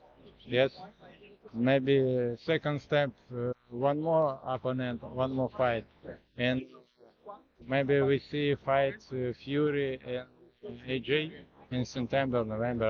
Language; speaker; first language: English; non-native, learner; Ukrainian